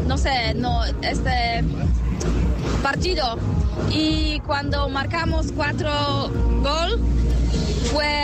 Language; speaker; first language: Spanish; non-native, learner; Polish